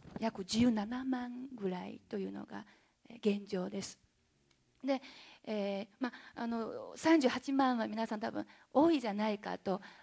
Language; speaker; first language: Japanese; non-native, fluent; Chinese